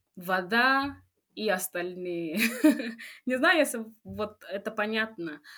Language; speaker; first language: Russian; non-native, fluent; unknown